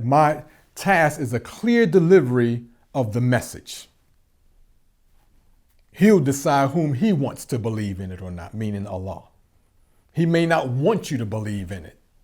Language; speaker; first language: English; native; English